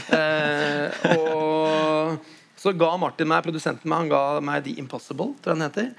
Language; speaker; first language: Norwegian; native; Norwegian